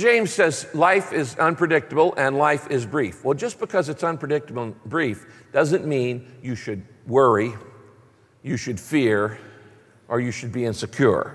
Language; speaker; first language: English; native; English